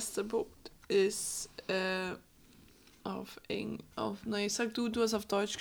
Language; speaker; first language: German; non-native, fluent; English